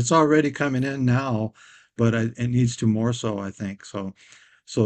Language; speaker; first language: English; native; English